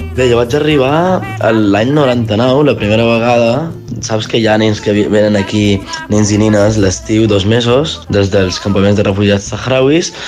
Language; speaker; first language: Catalan; early bilingual, other home language; Arabic